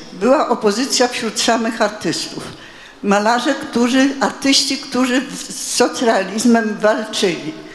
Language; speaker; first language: Polish; native; Polish